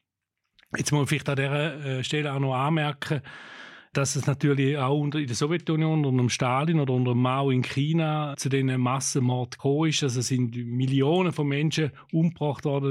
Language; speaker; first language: German; native; German